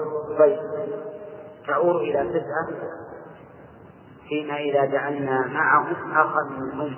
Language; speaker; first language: Arabic; native; Arabic